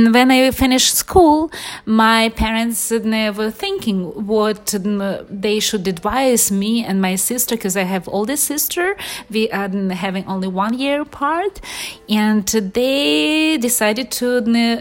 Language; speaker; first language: English; non-native, fluent; Ukrainian